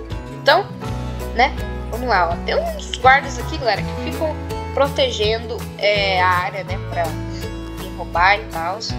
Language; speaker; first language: Portuguese; native; Portuguese